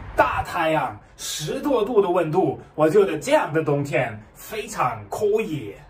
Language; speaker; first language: Chinese; non-native, fluent; German